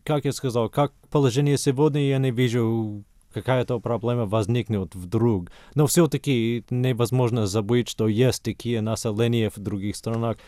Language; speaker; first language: Russian; non-native, fluent; English